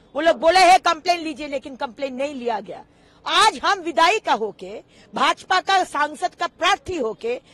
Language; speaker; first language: Hindi; non-native, local second language; Bangla